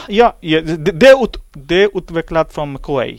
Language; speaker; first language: Swedish; non-native, learner; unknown